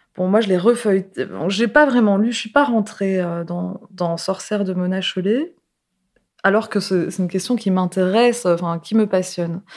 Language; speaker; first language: French; native; French